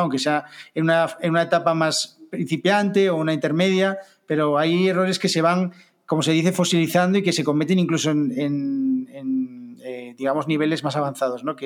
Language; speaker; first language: Spanish; native; Spanish